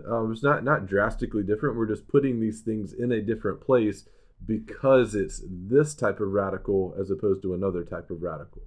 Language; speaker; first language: English; native; English